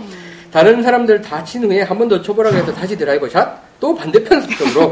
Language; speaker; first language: Korean; native; Korean